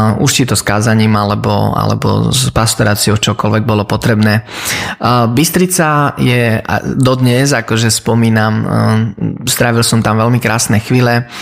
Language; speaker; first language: Slovak; early bilingual, heritage; Slovak